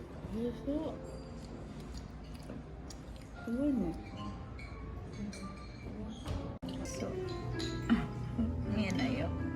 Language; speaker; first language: Japanese; non-native, fluent; Cebuano